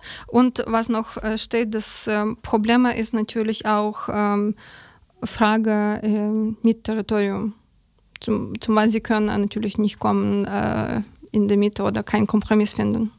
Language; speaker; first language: German; non-native, learner; Ukrainian